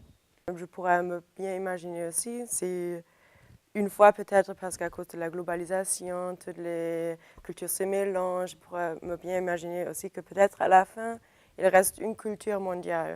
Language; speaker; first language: French; non-native, fluent; German